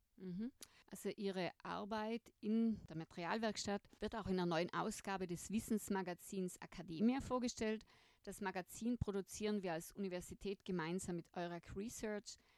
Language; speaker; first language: German; native; German